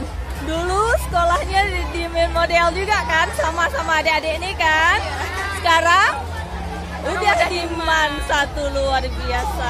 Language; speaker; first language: Indonesian; native; Indonesian